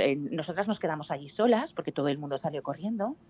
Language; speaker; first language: Spanish; native; Spanish